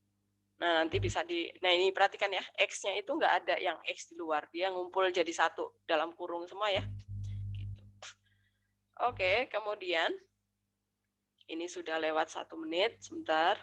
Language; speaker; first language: Indonesian; native; Indonesian